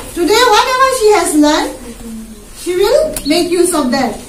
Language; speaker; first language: English; non-native, local second language; Assamese